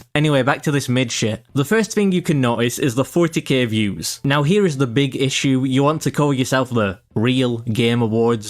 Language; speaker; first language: English; native; English